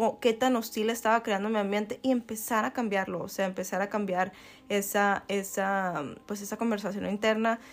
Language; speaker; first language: Spanish; native; Spanish